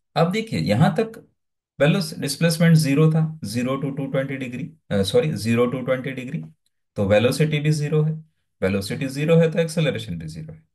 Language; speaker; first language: Hindi; non-native, local second language; Gujarati